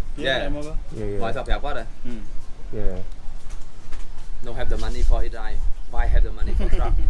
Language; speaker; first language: English; non-native, learner; Khmer